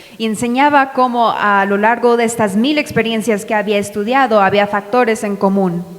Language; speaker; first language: Spanish; native; Spanish